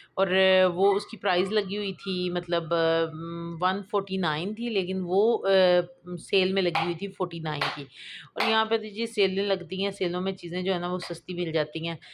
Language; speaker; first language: Urdu; non-native, local second language; Punjabi